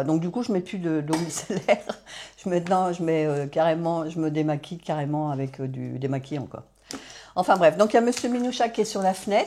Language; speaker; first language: French; native; French